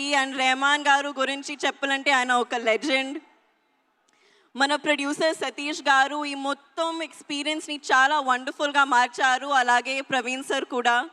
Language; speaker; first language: Telugu; non-native, learner; Hindi